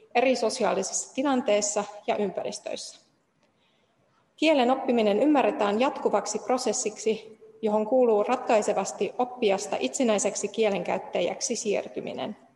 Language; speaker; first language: Finnish; non-native, fluent; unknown